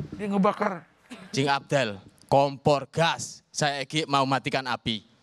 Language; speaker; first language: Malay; non-native, local second language; Javanese